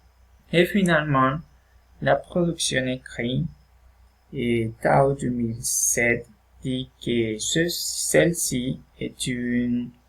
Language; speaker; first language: French; non-native, fluent; Spanish